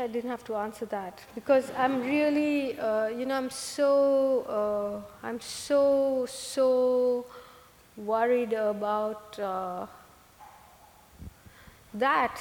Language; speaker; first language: English; non-native, local second language; Malayalam